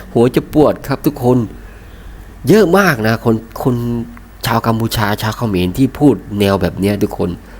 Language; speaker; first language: Thai; native; Thai